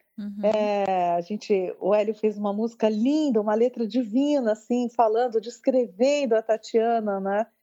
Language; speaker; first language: Portuguese; early bilingual, other home language; French